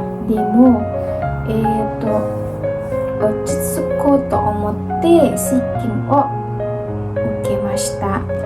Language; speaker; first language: Japanese; non-native, learner; Indonesian